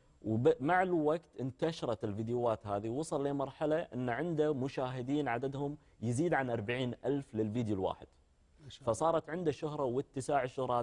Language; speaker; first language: Arabic; native; Arabic